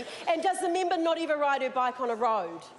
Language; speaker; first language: English; native; English